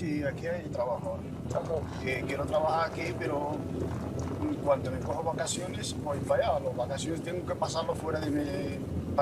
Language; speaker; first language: Spanish; non-native, fluent; Arabic